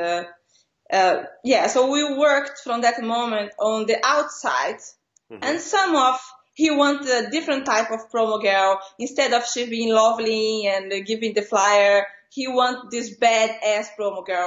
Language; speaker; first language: English; non-native, fluent; Portuguese